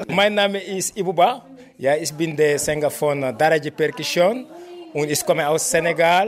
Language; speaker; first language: German; non-native, learner; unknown